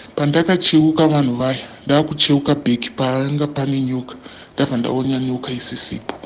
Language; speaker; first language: Shona; non-native, local second language; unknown